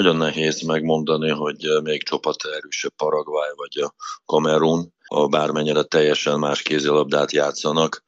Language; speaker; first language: Hungarian; non-native, fluent; Russian